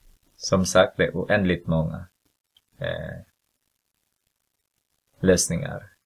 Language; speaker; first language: Swedish; non-native, fluent; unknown